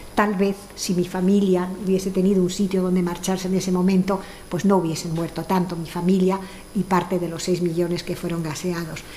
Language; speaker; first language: Spanish; early bilingual, other home language; French